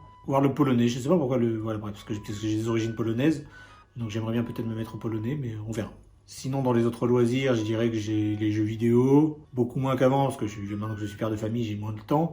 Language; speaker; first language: French; native; French